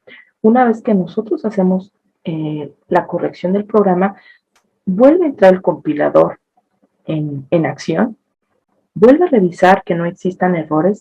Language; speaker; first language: Spanish; native; Spanish